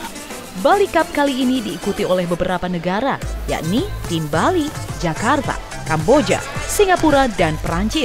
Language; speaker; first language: Indonesian; native; Indonesian